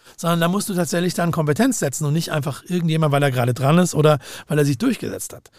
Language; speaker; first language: German; native; German